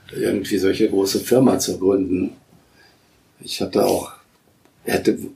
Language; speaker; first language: German; native; German